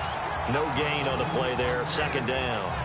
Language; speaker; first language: English; native; English